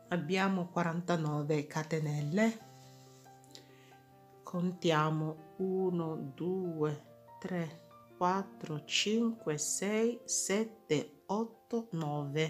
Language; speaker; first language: Italian; non-native, fluent; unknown